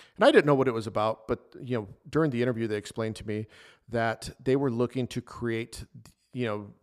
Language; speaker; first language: English; native; English